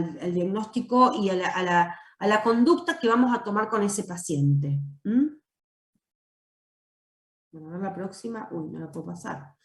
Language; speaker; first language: Spanish; native; Spanish